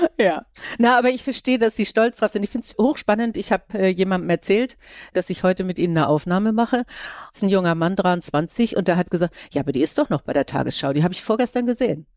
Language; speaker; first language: German; native; German